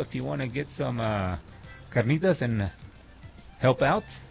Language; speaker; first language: English; early bilingual, other home language; Spanish